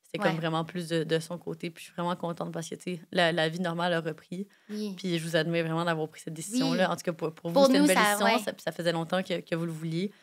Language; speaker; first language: French; native; French